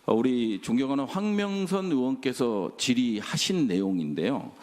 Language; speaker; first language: Korean; native; Korean